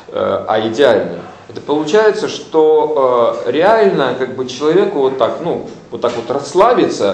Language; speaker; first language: Russian; native; Russian